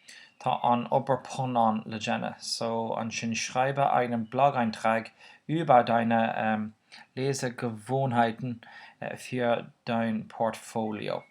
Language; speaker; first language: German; non-native, fluent; Irish